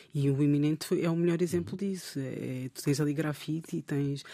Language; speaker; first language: Portuguese; native; Portuguese